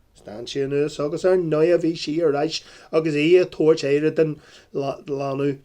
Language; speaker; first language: Irish; non-native, local second language; English